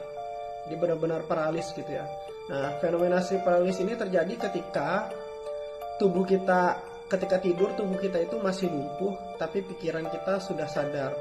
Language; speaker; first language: Indonesian; native; Indonesian